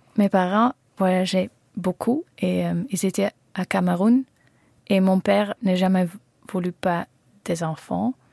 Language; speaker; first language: French; non-native, learner; Dutch